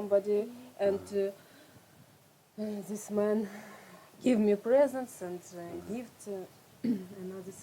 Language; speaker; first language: English; non-native, learner; Russian